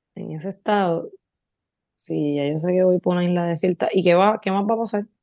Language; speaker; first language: Spanish; native; Spanish